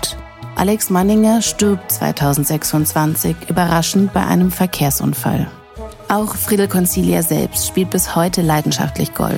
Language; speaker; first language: German; native; German